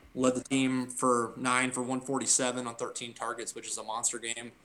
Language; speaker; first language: English; native; English